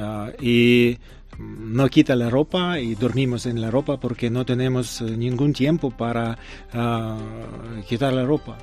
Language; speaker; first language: Spanish; non-native, learner; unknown